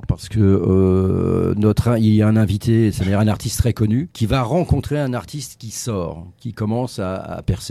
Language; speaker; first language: French; native; French